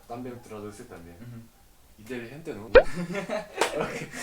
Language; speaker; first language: Spanish; non-native, fluent; Korean